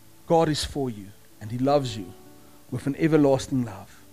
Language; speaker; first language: English; non-native, local second language; Afrikaans